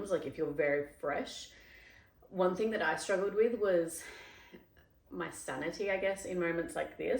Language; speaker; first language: English; native; English